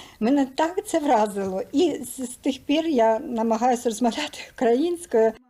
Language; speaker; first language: Ukrainian; non-native, local second language; Russian